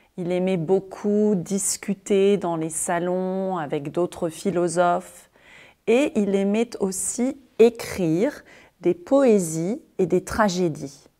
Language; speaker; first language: French; native; French